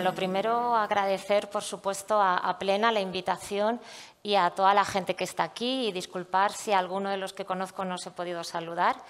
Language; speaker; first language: Spanish; native; Spanish